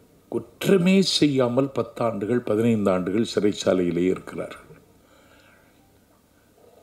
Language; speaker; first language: Tamil; native; Tamil